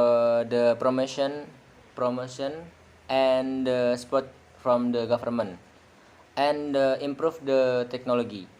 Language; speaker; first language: English; non-native, learner; Indonesian